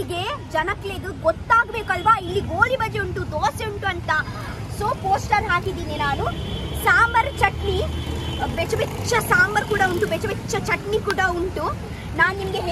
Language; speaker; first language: Kannada; non-native, local second language; Tulu